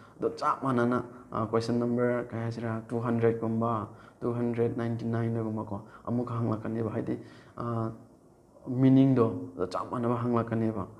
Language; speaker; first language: Manipuri; non-native, local second language; Rongmei Naga